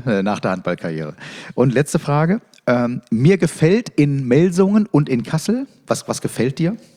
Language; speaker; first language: German; native; German